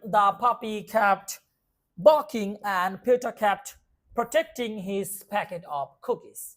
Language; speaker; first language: English; non-native, local second language; Bangla